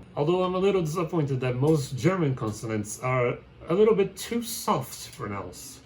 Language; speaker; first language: English; non-native, fluent; Portuguese